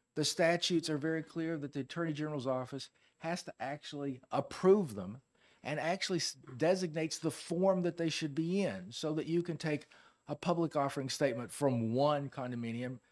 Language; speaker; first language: English; native; English